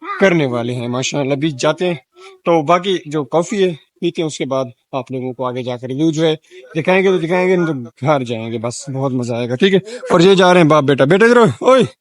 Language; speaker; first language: Urdu; non-native, local second language; Punjabi